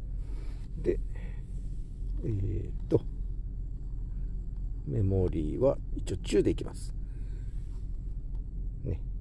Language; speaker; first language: Japanese; native; Japanese